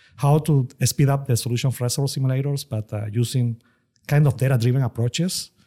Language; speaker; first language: English; non-native, fluent; Spanish